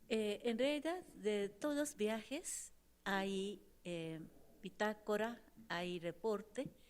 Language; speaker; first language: Spanish; non-native, fluent; Japanese